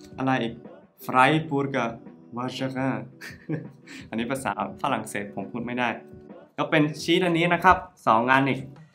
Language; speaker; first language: Thai; non-native, fluent; English